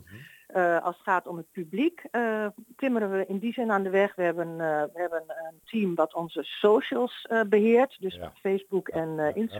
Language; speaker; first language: Dutch; native; Dutch